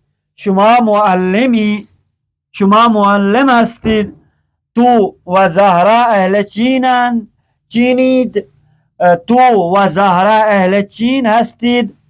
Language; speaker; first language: Persian; non-native, fluent; Urdu